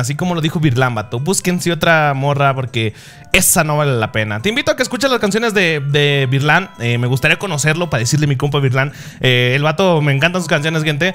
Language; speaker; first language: Spanish; early bilingual, other home language; Japanese